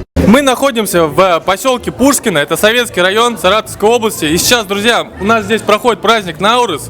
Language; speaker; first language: Russian; native; Russian